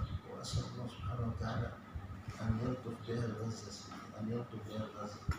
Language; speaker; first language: Arabic; native; Arabic